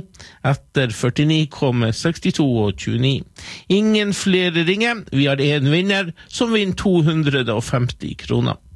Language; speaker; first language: Norwegian; native; Norwegian